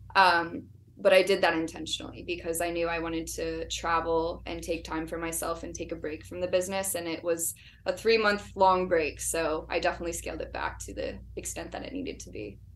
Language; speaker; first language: English; native; English